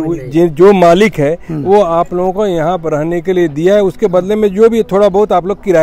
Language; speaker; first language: Hindi; native; Hindi